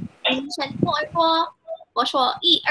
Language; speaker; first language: Chinese; non-native, learner; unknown